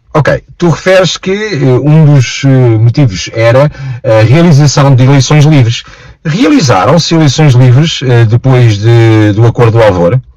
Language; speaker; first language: Portuguese; native; Portuguese